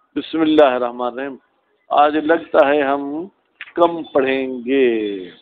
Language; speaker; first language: Urdu; non-native, local second language; Sindhi